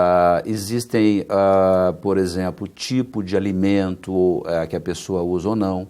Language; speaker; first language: Portuguese; native; Portuguese